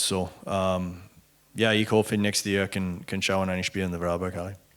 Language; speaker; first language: German; non-native, learner; English